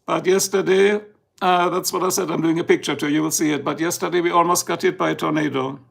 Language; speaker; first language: English; non-native, fluent; German